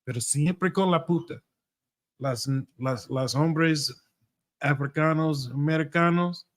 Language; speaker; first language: Spanish; non-native, learner; English